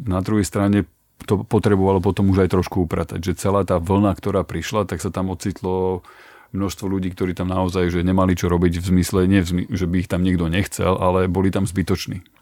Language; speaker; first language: Slovak; native; Slovak